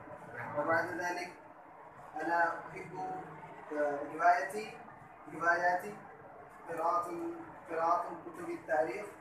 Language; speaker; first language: Arabic; non-native, learner; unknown